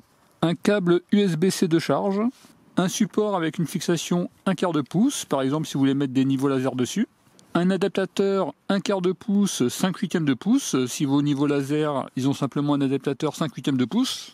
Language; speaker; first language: French; native; French